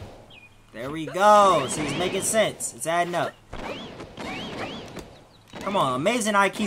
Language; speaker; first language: English; native; English